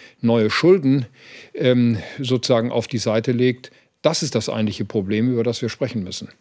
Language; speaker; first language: German; native; German